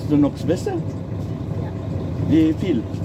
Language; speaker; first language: German; non-native, learner; Filipino